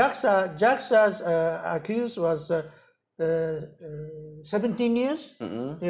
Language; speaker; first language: English; non-native, learner; Japanese